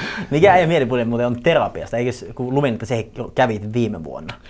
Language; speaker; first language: Finnish; native; Finnish